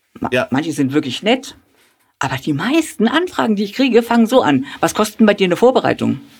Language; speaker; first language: German; native; German